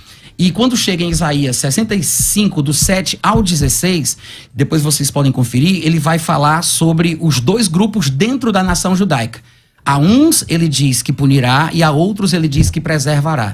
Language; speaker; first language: Portuguese; native; Portuguese